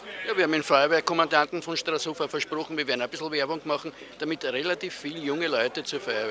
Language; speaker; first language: German; native; German